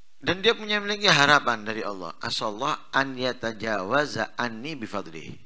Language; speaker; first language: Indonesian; non-native, local second language; Javanese